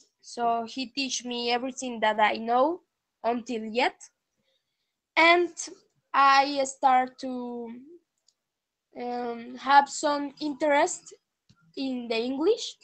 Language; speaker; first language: English; non-native, learner; Spanish